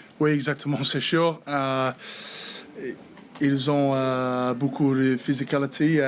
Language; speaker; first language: French; non-native, learner; English